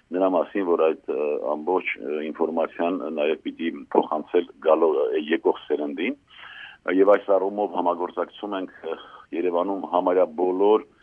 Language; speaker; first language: Armenian; native; Armenian